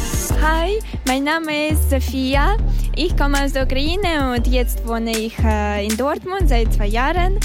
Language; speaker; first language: German; non-native, learner; Russian